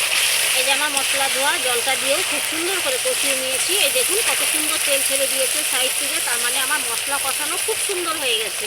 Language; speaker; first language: Bangla; native; Bangla